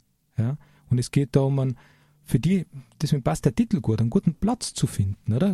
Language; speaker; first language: German; native; German